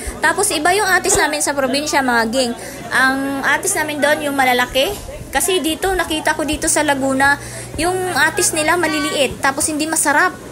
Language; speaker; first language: Filipino; non-native, local second language; Cebuano